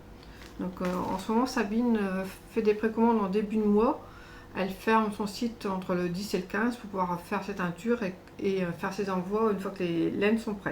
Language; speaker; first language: French; native; French